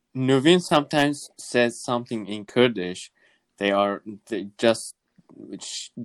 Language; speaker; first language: English; non-native, fluent; Kurdish